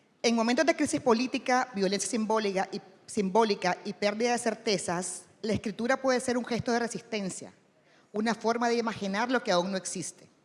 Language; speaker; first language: Spanish; native; Spanish